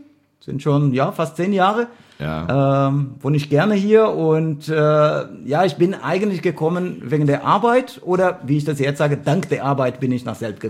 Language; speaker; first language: German; non-native, fluent; Portuguese